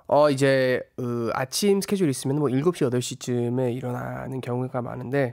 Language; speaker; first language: Korean; early bilingual, heritage; Korean